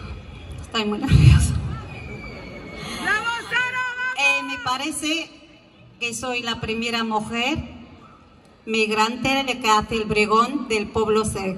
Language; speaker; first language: Spanish; non-native, fluent; Arabic